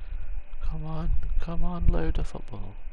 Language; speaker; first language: English; native; English